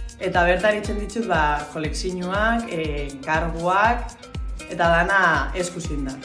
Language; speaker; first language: Basque; native; Basque